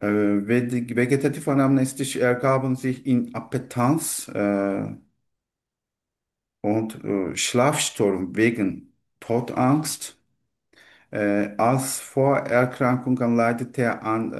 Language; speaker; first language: German; non-native, learner; Turkish